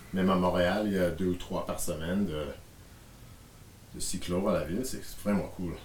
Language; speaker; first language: French; non-native, fluent; English